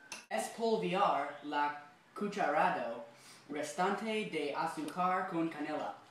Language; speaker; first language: Spanish; non-native, learner; English